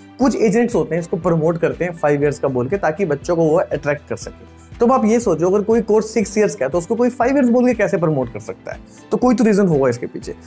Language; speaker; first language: Hindi; native; Hindi